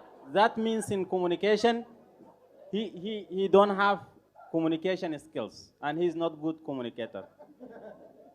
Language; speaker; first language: English; non-native, fluent; Arabic